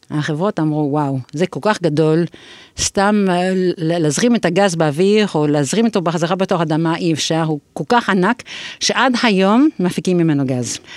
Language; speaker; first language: Hebrew; non-native, fluent; English